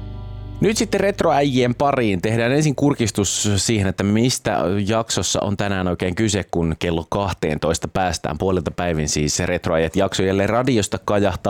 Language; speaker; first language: Finnish; native; Finnish